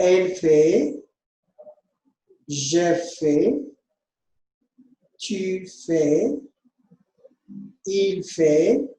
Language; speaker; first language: French; non-native, fluent; Amharic